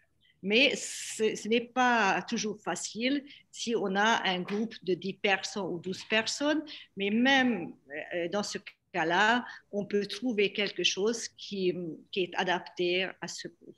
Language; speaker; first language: French; non-native, fluent; Hungarian